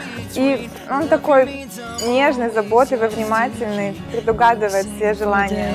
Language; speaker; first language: Russian; native; Russian